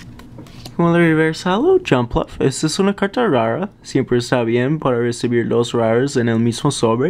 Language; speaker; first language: Spanish; non-native, learner; English